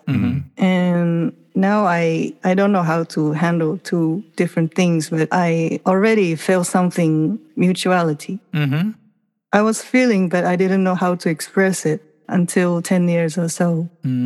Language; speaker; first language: English; non-native, fluent; Japanese